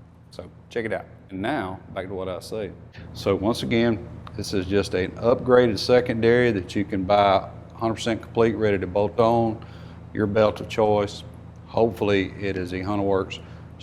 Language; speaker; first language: English; native; English